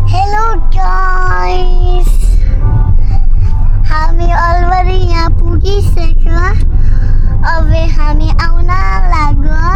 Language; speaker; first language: Nepali; early bilingual, heritage; Nepali